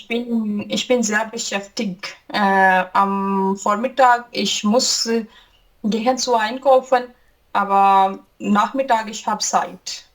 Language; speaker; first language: German; non-native, learner; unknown